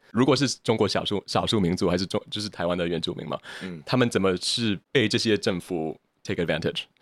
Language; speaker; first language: Chinese; early bilingual, heritage; Chinese